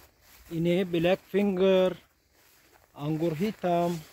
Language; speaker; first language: Indonesian; non-native, learner; Turkish